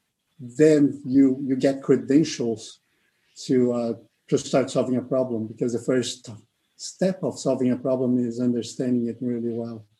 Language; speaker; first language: English; non-native, fluent; Portuguese